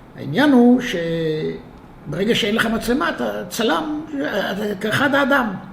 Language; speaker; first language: Hebrew; native; Hebrew